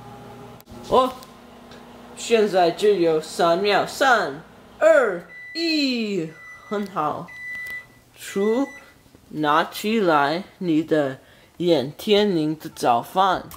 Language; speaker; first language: Chinese; non-native, learner; English